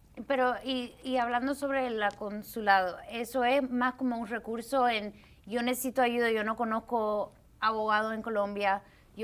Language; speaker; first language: Spanish; early bilingual, heritage; Spanish